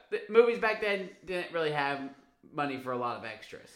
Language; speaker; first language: English; native; English